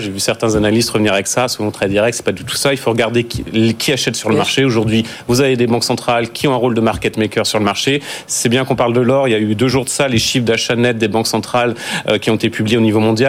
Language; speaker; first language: French; native; French